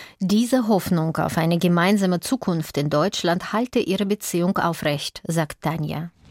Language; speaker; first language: German; native; German